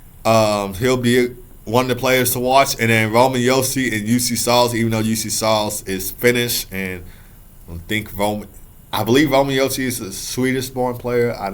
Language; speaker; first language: English; native; English